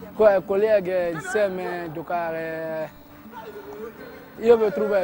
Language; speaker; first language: Italian; non-native, learner; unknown